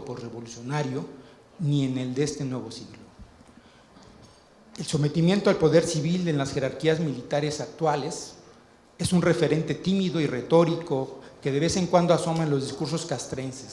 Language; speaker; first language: Spanish; native; Spanish